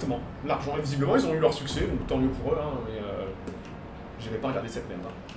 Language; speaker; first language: French; native; French